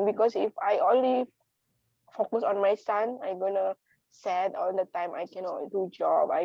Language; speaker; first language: English; non-native, local second language; Indonesian